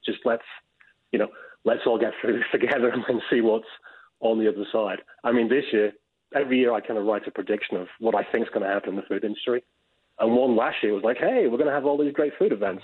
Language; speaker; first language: English; native; English